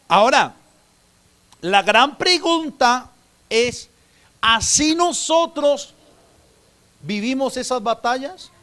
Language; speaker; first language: Spanish; native; Spanish